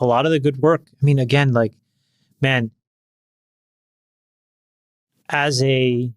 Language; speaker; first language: English; native; English